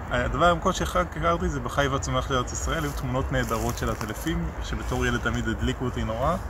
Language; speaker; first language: Hebrew; native; Hebrew